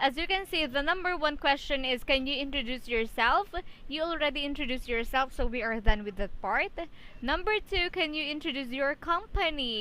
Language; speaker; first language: English; non-native, fluent; Filipino